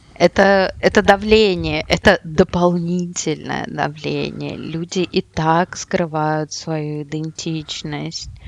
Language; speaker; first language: Russian; native; Russian